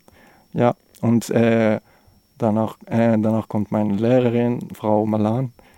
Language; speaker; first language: German; non-native, learner; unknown